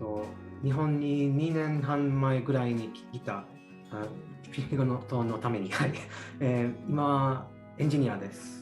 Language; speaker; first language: Japanese; non-native, learner; English